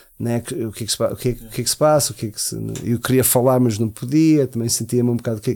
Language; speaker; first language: Portuguese; early bilingual, heritage; Portuguese